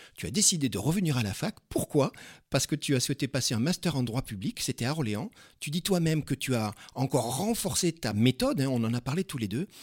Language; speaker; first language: French; native; French